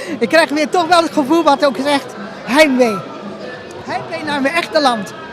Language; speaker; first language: Dutch; non-native, local second language; Papiamento